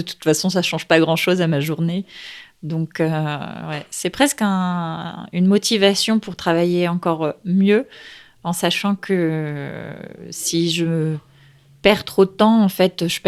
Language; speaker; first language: French; native; French